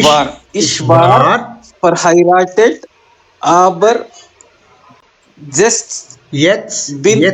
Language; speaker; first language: German; non-native, learner; Hindi